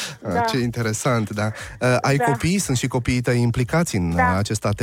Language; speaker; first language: Romanian; native; Romanian